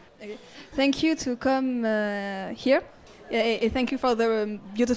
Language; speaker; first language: English; non-native, learner; French